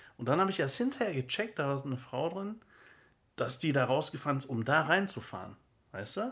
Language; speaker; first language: German; early bilingual, other home language; Turkish